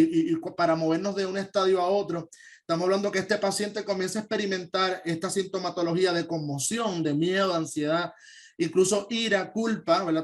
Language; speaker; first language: Spanish; native; Spanish